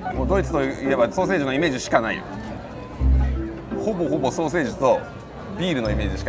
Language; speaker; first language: Japanese; native; Japanese